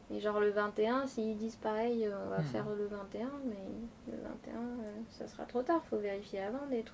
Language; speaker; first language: French; native; French